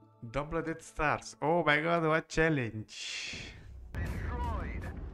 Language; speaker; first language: English; non-native, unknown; Italian